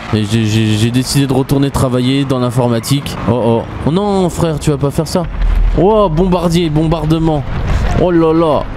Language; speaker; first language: French; native; French